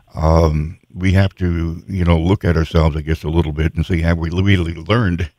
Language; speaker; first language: English; native; English